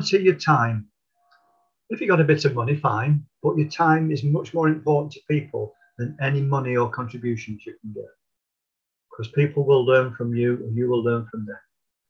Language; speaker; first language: English; native; English